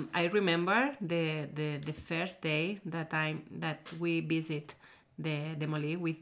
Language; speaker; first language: English; non-native, learner; Spanish